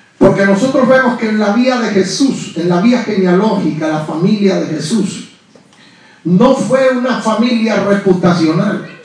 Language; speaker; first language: Spanish; native; Spanish